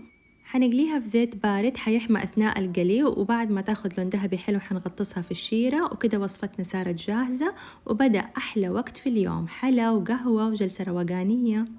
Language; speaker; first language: Arabic; native; Arabic